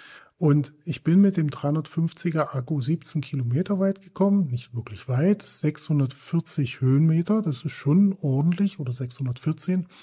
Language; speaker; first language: German; native; German